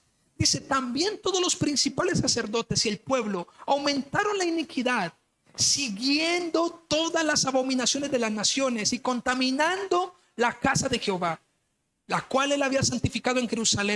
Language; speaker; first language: Spanish; native; Spanish